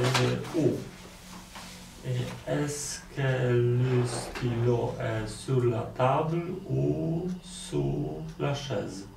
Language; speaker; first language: French; non-native, learner; Polish